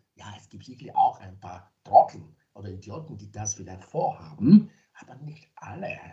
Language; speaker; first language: German; non-native, fluent; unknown